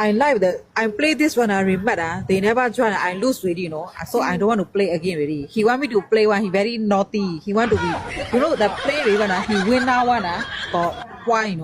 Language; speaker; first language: English; non-native, learner; Burmese